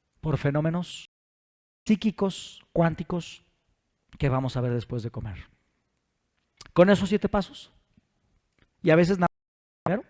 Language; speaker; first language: Spanish; native; Spanish